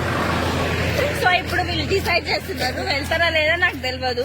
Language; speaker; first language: Telugu; non-native, local second language; Hindi